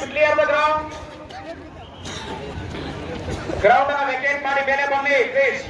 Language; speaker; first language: Kannada; native; Kannada